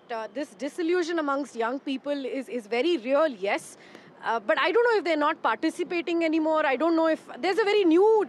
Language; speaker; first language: English; non-native, local second language; Kannada